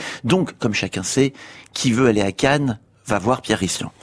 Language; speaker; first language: French; native; French